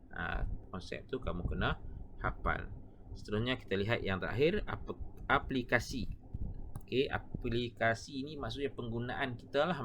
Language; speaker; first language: Malay; native; Malay